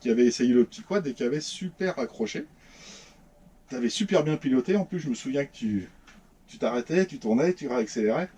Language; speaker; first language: French; native; French